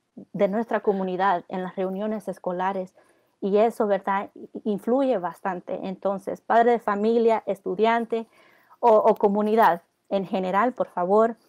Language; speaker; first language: Spanish; early bilingual, heritage; Spanish